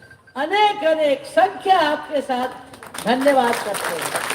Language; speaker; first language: Hindi; non-native, local second language; Bangla